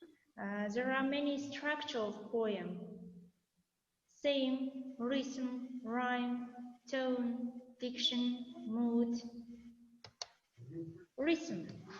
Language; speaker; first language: English; non-native, fluent; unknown